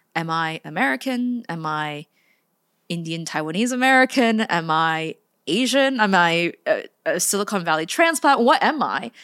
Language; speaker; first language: English; native; English